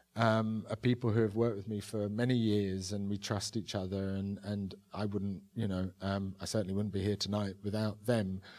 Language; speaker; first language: English; native; English